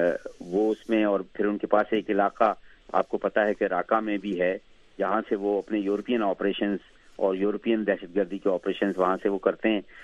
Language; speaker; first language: Urdu; native; Urdu